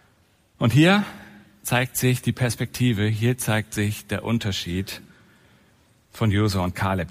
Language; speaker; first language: German; native; German